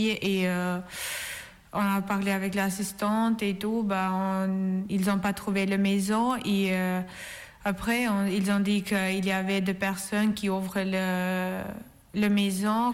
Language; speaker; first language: French; non-native, learner; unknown